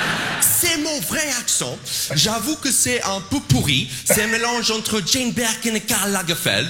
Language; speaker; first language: French; non-native, fluent; English